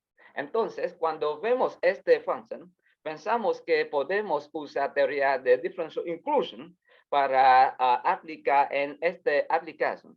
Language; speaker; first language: Spanish; non-native, learner; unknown